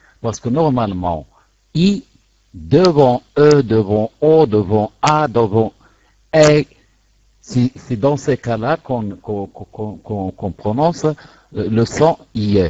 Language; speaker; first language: French; non-native, local second language; Arabic